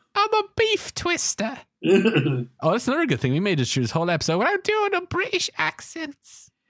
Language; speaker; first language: English; native; English